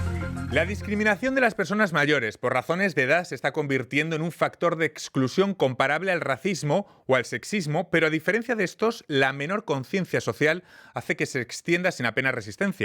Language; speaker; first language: Spanish; native; Spanish